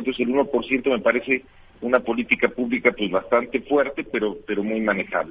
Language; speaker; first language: Spanish; native; Spanish